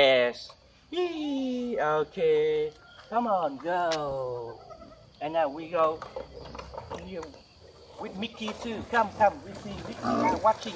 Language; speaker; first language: English; non-native, learner; Vietnamese